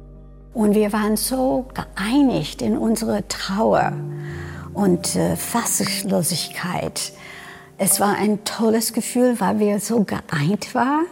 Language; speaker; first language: German; non-native, fluent; English